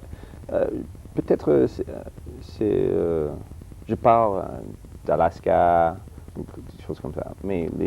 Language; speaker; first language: French; early bilingual, heritage; English